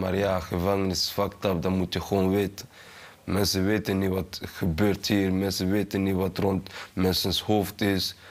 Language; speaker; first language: Dutch; early bilingual, other home language; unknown